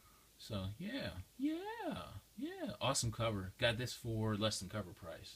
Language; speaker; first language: English; native; English